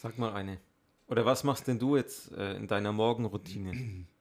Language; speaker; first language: German; native; German